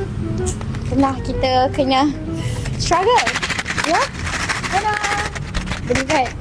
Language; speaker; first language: Malay; native; Malay